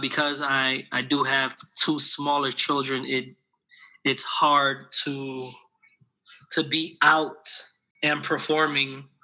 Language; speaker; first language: English; early bilingual, other home language; Spanish